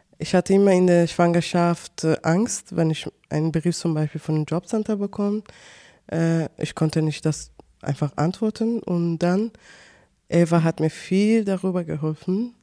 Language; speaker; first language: German; non-native, learner; Persian